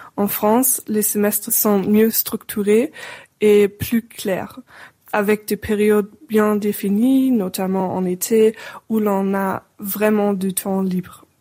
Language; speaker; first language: French; non-native, fluent; German